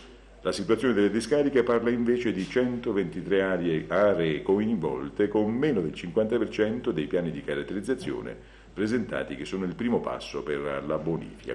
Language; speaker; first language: Italian; native; Italian